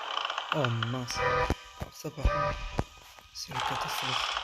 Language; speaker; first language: French; native; French